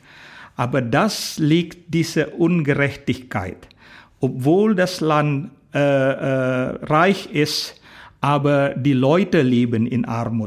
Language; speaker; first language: German; non-native, fluent; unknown